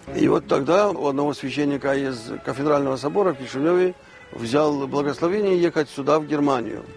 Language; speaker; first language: Russian; non-native, local second language; Romanian